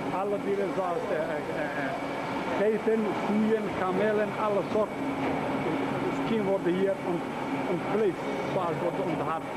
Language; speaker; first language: Dutch; non-native, learner; Somali